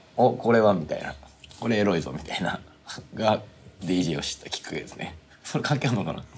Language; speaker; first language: Japanese; native; Japanese